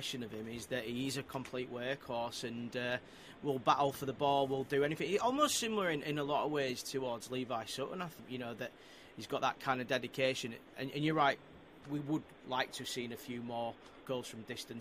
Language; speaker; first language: English; native; English